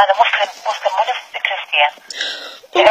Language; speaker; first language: Arabic; non-native, learner; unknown